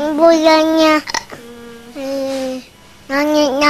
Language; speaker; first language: Indonesian; native; Indonesian